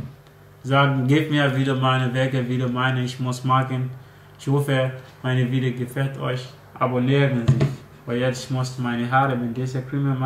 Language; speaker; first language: German; non-native, learner; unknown